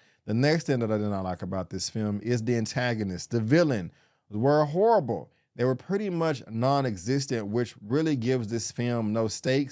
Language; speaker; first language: English; native; English